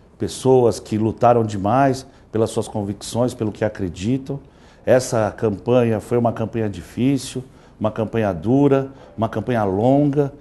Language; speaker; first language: Portuguese; native; Portuguese